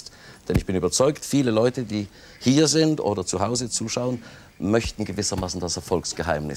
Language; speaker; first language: German; native; German